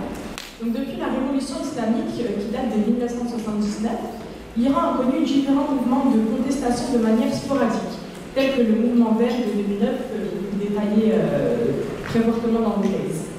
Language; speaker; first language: French; native; French